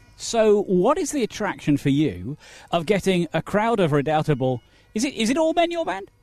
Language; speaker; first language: English; native; English